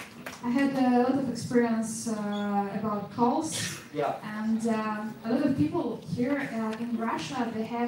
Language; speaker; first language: English; non-native, learner; Russian